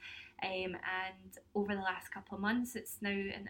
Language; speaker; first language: English; native; English